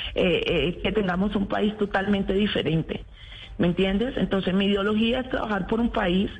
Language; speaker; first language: Spanish; native; Spanish